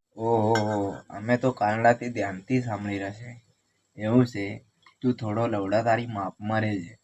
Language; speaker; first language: Gujarati; non-native, local second language; Bhili